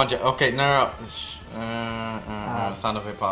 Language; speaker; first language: French; non-native, learner; English